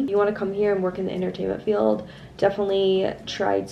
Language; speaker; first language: English; native; English